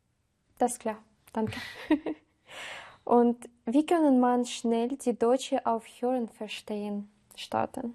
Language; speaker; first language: German; non-native, learner; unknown